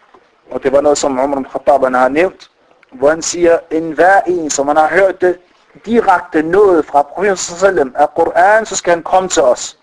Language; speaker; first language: Danish; non-native, fluent; Arabic